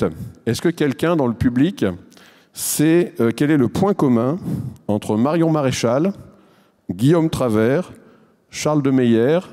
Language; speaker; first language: French; native; French